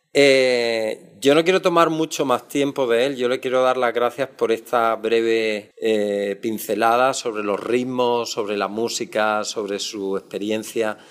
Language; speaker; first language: Spanish; native; Spanish